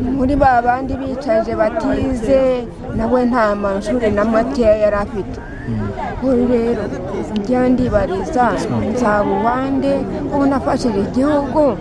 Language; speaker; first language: Kinyarwanda; early bilingual, heritage; Kinyarwanda